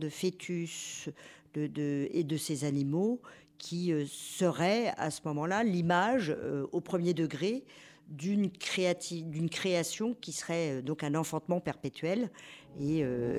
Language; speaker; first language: French; native; French